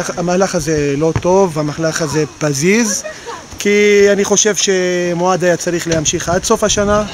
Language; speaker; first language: Hebrew; non-native, local second language; Arabic